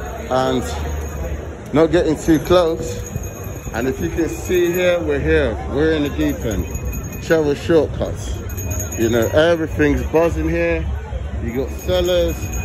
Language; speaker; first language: English; native; English